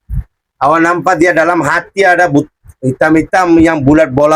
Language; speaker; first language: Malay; non-native, learner; Bangla